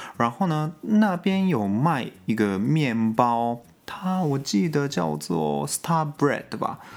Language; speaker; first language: Chinese; non-native, fluent; Japanese